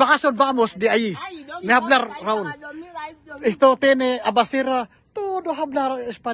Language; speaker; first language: Spanish; non-native, learner; Filipino